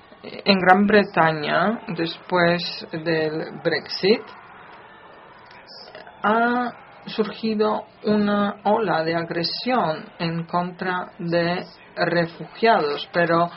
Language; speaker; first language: Spanish; non-native, fluent; Polish